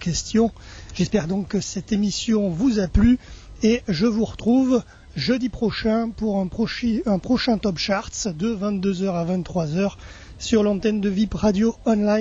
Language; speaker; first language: French; native; French